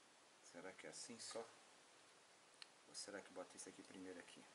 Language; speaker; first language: Portuguese; native; Portuguese